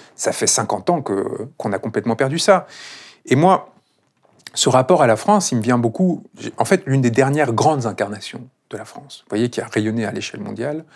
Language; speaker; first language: French; non-native, fluent; Spanish